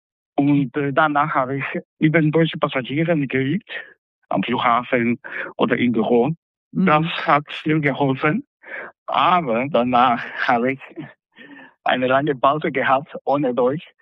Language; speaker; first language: German; non-native, fluent; Spanish